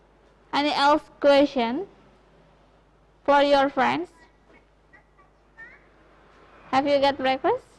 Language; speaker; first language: English; non-native, fluent; Indonesian